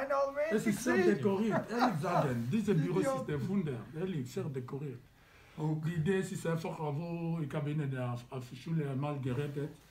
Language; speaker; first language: German; non-native, learner; Lingala